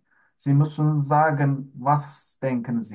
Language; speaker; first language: German; non-native, learner; Turkish